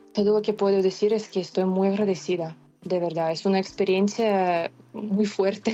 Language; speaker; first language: Spanish; non-native, fluent; Ukrainian